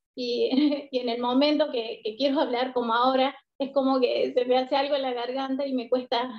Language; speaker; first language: Spanish; native; Spanish